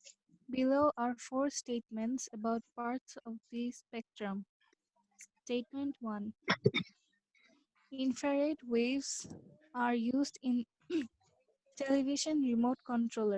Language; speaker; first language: English; non-native, local second language; Bangla